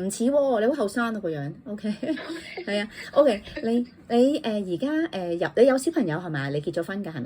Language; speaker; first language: Cantonese; native; Cantonese